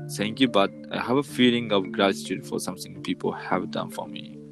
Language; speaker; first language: English; non-native, fluent; Japanese